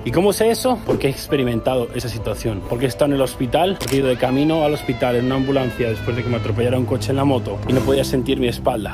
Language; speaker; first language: Spanish; native; Spanish